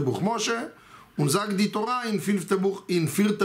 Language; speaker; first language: German; non-native, fluent; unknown